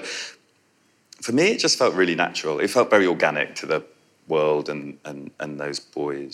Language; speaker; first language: English; native; English